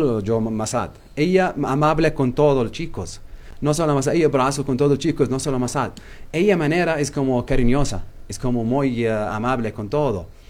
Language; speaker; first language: Spanish; non-native, learner; Arabic